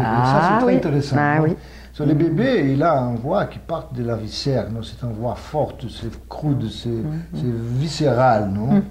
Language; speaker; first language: French; non-native, fluent; Portuguese